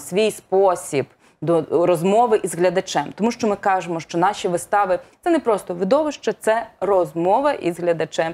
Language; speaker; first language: Ukrainian; native; Ukrainian